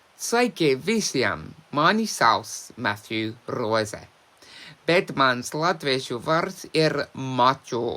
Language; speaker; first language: Latvian; non-native, learner; English